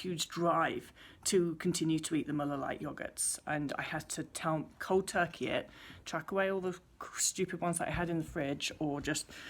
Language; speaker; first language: English; native; English